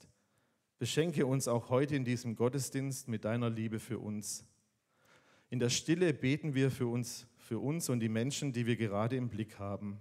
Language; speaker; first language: German; native; German